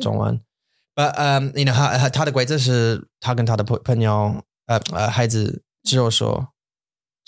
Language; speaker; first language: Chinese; non-native, learner; English